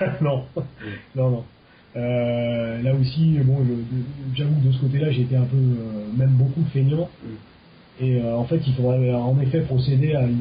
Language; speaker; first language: French; native; French